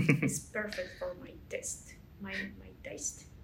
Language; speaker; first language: English; non-native, learner; Spanish